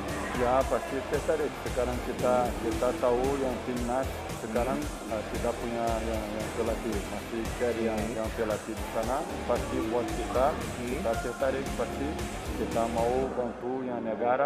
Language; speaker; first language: Indonesian; non-native, learner; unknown